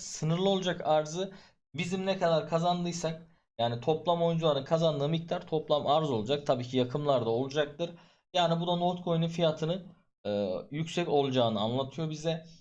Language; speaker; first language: Turkish; native; Turkish